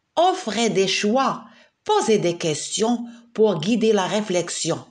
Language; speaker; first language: French; non-native, local second language; Arabic